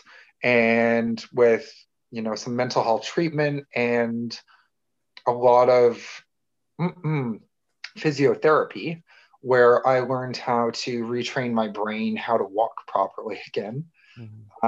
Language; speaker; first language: English; native; English